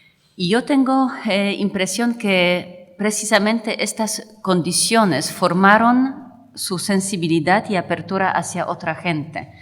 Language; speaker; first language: Spanish; non-native, fluent; Polish